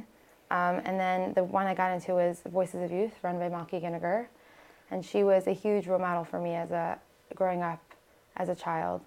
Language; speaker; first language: English; native; English